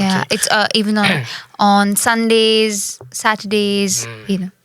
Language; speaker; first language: English; non-native, local second language; Tamil